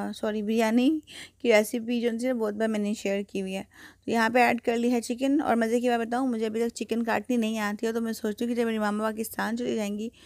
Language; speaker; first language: Urdu; native; Urdu